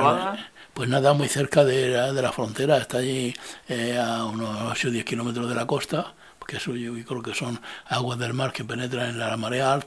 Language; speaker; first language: Spanish; native; Spanish